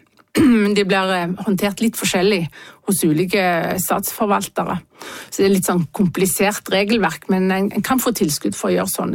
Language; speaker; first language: Norwegian; native; Norwegian